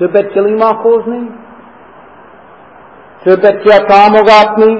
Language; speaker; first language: Hungarian; non-native, fluent; English